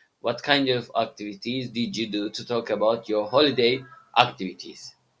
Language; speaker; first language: English; non-native, fluent; Turkish